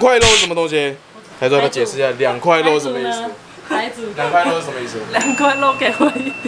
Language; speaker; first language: Chinese; native; Chinese